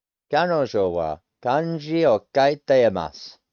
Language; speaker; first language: Japanese; non-native, learner; English